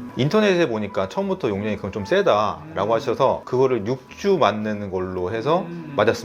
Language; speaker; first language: Korean; native; Korean